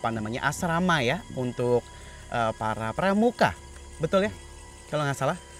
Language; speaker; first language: Indonesian; native; Indonesian